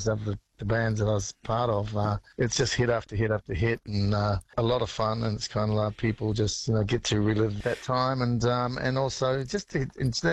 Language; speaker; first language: English; native; English